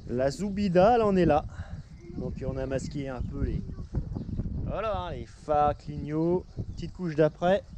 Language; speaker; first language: French; native; French